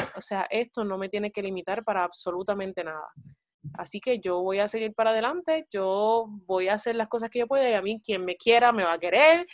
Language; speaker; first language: Spanish; native; Spanish